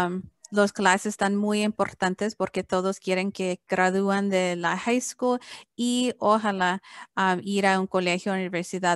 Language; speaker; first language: Spanish; early bilingual, heritage; English